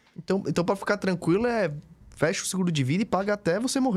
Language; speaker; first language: Portuguese; native; Portuguese